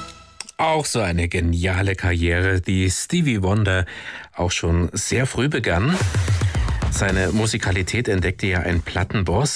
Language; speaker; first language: German; native; German